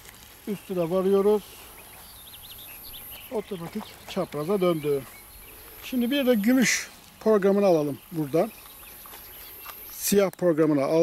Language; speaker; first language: Turkish; native; Turkish